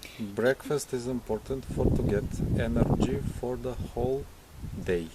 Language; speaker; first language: English; non-native, learner; Ukrainian